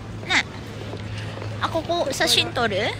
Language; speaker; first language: Japanese; early bilingual, other home language; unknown